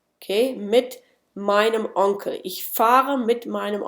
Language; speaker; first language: German; non-native, fluent; English